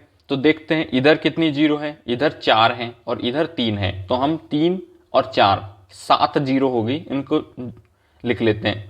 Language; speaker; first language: Hindi; native; Hindi